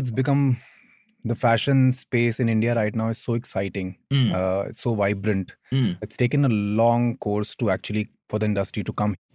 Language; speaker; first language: English; non-native, local second language; Hindi